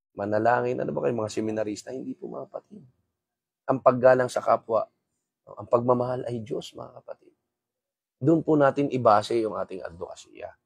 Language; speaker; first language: Filipino; non-native, local second language; Waray